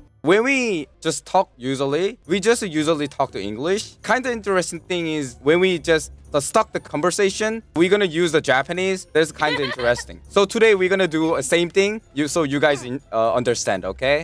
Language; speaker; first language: English; non-native, learner; Korean